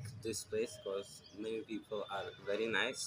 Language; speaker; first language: English; non-native, fluent; Russian